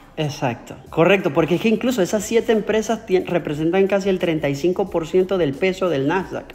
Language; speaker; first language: Spanish; native; Spanish